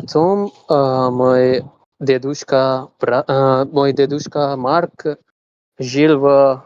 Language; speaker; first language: Russian; non-native, learner; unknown